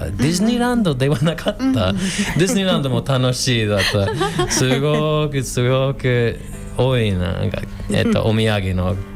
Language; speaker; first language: Japanese; non-native, fluent; English